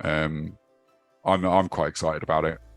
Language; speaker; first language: English; native; English